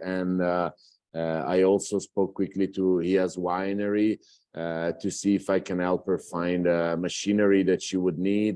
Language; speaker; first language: English; non-native, fluent; Italian